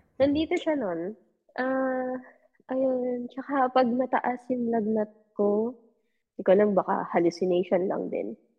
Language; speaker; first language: Filipino; native; Filipino